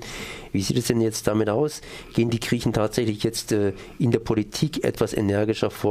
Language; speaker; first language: German; native; German